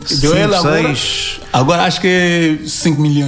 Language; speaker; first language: Portuguese; non-native, learner; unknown